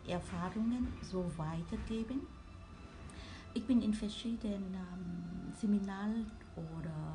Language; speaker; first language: German; non-native, learner; Vietnamese